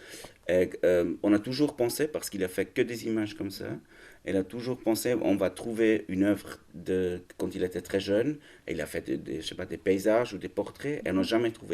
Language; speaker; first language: French; non-native, learner; German